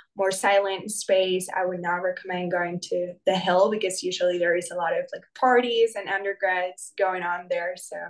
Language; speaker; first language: English; non-native, fluent; Spanish